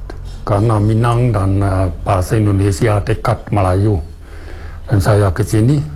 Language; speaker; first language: Indonesian; non-native, fluent; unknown